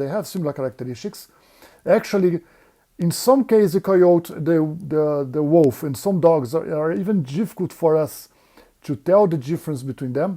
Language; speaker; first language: English; non-native, fluent; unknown